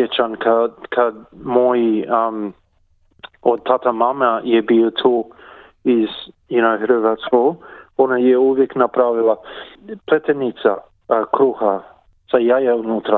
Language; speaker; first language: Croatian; early bilingual, heritage; English